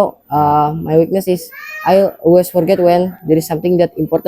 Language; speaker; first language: English; non-native, learner; Indonesian